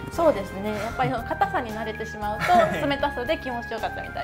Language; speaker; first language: Japanese; native; Japanese